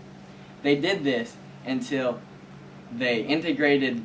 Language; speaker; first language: English; native; English